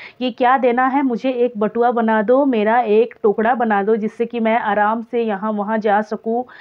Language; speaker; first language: Hindi; non-native, local second language; Bangla